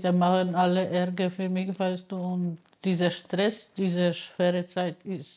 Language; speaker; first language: German; non-native, learner; Polish